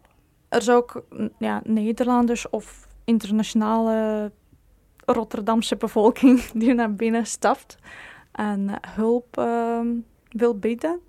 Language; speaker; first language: Dutch; non-native, fluent; Ukrainian